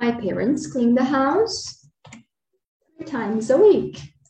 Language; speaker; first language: English; non-native, fluent; Portuguese